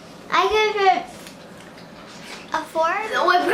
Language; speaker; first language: English; native; English